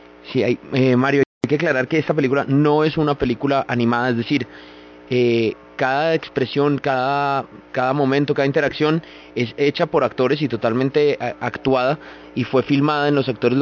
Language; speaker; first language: Spanish; native; Spanish